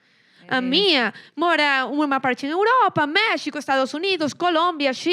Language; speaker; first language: Portuguese; non-native, fluent; Spanish